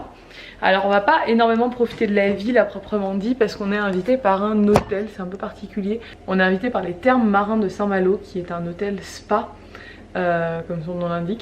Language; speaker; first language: French; native; French